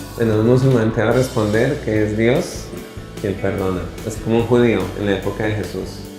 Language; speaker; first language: Spanish; native; Spanish